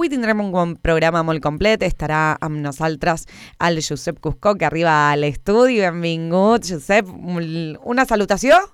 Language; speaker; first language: Catalan; non-native, fluent; Spanish